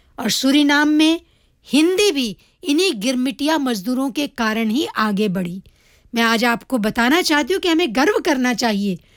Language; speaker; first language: Hindi; early bilingual, heritage; Hindi